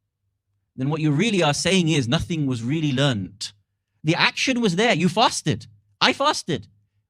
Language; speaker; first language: English; native; English